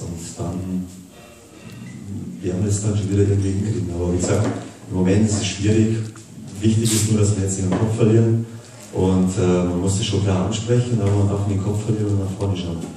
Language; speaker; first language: German; native; German